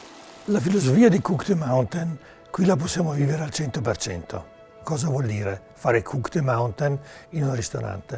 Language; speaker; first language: Italian; non-native, local second language; German